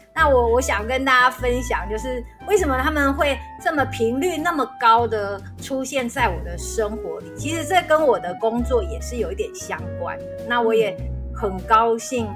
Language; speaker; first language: Chinese; native; Chinese